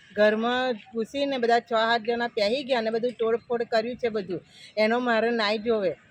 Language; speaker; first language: Gujarati; native; Gujarati